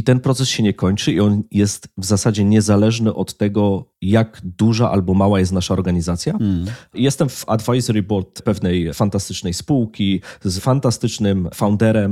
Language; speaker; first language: Polish; native; Polish